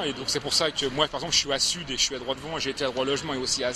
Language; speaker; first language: French; native; French